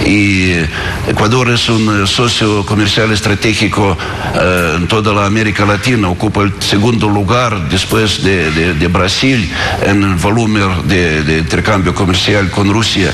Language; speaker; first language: Spanish; non-native, fluent; Russian